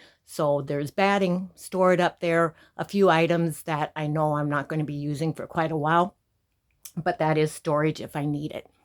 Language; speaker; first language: English; native; English